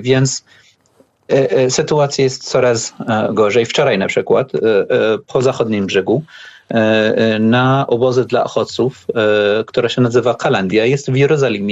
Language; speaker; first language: Polish; non-native, learner; Arabic